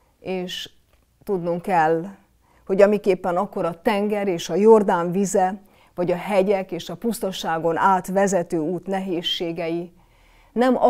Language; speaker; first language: Hungarian; native; Hungarian